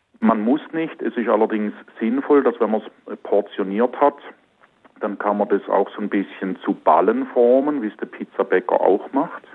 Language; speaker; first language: German; native; German